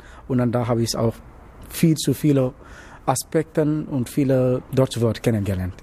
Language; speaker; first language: German; non-native, learner; Wolof